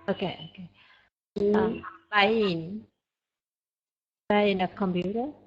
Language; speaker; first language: English; non-native, learner; Vietnamese